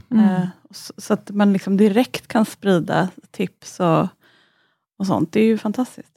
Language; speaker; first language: Swedish; native; Swedish